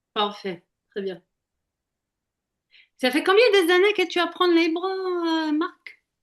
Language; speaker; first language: French; native; French